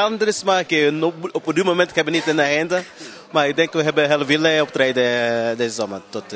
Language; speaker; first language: Dutch; non-native, learner; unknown